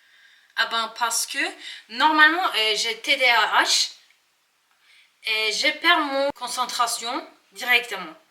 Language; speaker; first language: French; non-native, learner; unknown